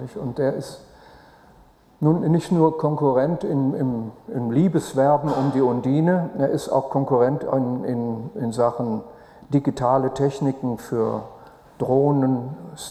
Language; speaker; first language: German; native; German